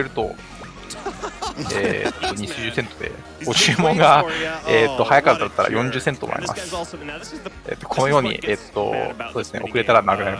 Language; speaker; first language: Japanese; native; Japanese